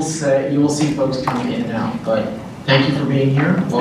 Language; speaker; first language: English; native; English